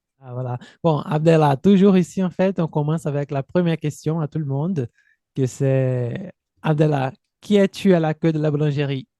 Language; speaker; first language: French; non-native, fluent; Portuguese